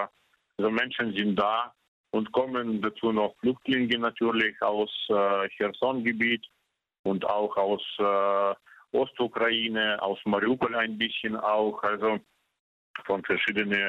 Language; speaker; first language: German; non-native, fluent; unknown